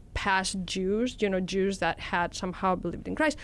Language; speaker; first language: English; non-native, fluent; Spanish